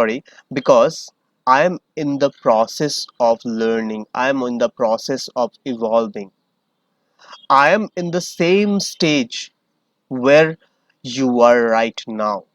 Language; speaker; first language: English; non-native, learner; Hindi